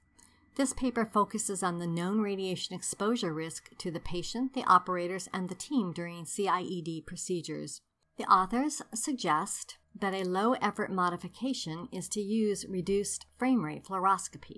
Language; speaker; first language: English; native; English